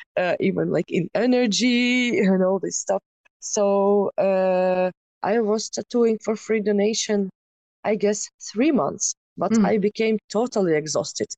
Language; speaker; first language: English; non-native, fluent; Ukrainian